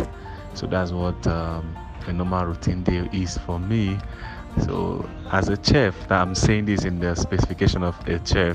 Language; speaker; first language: English; non-native, local second language; Igbo